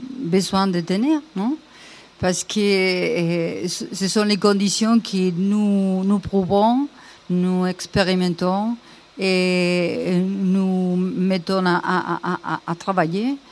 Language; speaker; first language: French; non-native, learner; Spanish